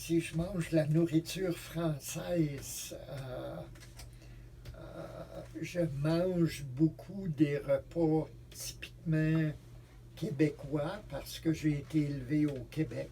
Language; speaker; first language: French; native; French